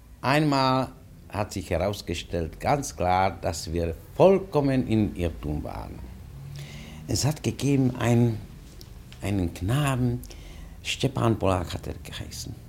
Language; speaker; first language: German; non-native, fluent; Czech